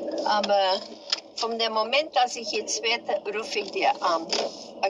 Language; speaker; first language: German; non-native, learner; Dutch